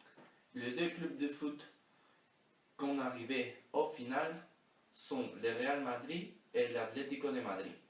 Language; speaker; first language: French; non-native, learner; Spanish